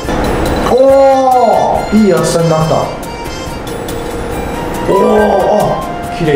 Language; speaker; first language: Japanese; native; Japanese